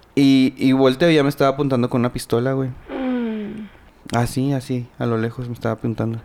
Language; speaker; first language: Spanish; native; Spanish